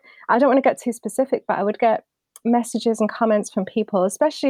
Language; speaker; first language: English; native; English